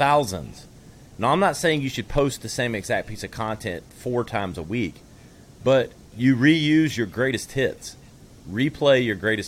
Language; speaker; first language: English; native; English